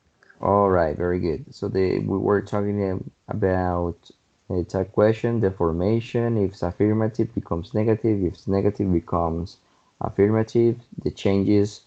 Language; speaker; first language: English; non-native, fluent; Spanish